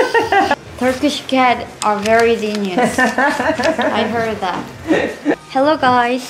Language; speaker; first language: English; non-native, learner; Korean